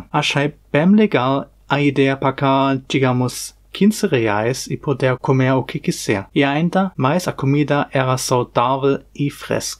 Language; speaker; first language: Portuguese; non-native, fluent; German